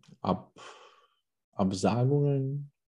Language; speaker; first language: German; non-native, learner; Czech